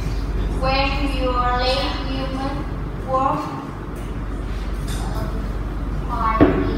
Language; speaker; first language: English; non-native, learner; Vietnamese